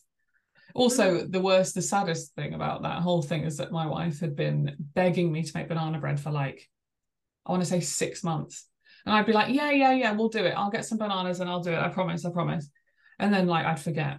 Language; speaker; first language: English; native; English